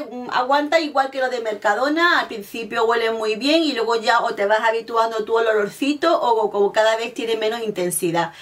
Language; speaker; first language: Spanish; native; Spanish